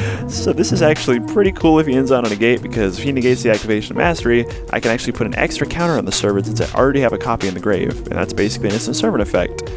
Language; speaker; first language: English; native; English